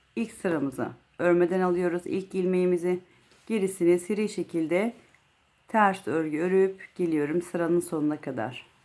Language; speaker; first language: Turkish; native; Turkish